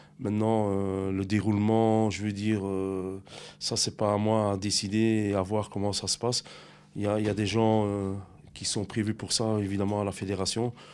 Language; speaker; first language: French; native; French